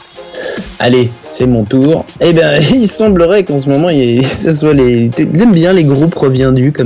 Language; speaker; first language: French; native; French